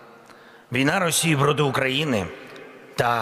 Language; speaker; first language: Ukrainian; non-native, local second language; Russian